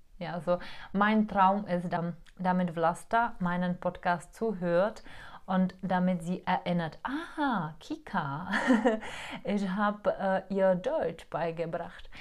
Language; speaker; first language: German; non-native, fluent; Czech